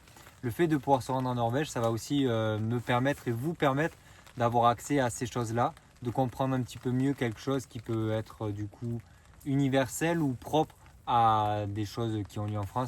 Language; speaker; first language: French; native; French